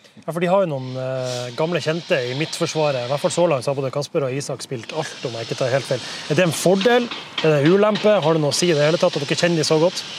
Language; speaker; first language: Norwegian; native; Norwegian